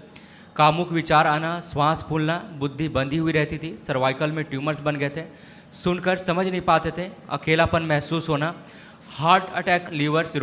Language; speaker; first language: Hindi; native; Hindi